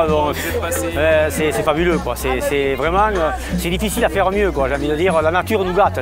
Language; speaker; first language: French; native; French